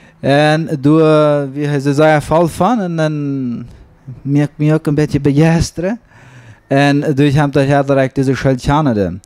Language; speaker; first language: German; non-native, learner; Plautdietsch